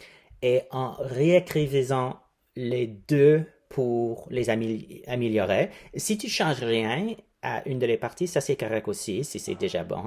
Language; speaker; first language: French; non-native, fluent; English